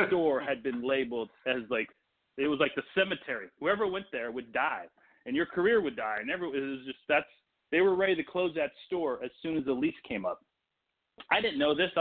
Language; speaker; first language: English; non-native, fluent; Portuguese